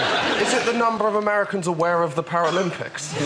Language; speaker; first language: English; native; English